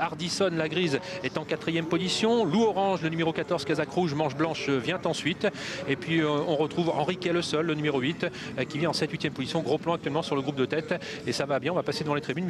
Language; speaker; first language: French; native; French